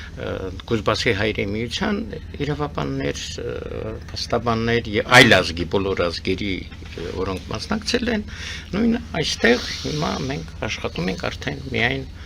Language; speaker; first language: Armenian; early bilingual, heritage; Armenian